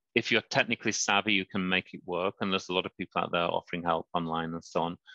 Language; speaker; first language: English; native; English